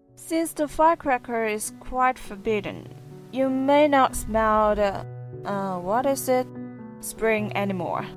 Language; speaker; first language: English; non-native, fluent; Chinese